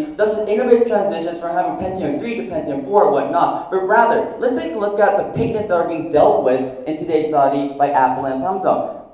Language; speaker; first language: English; non-native, fluent; Korean